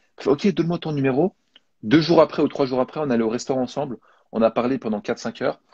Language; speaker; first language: French; native; French